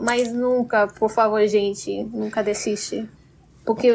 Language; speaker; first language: Portuguese; non-native, fluent; English